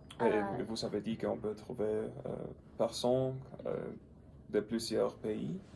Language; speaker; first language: French; non-native, learner; English